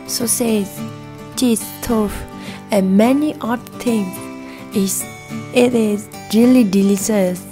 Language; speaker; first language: English; non-native, learner; Vietnamese